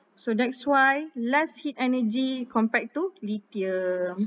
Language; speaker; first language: English; non-native, local second language; Malay